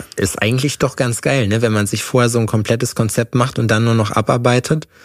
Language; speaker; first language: German; native; German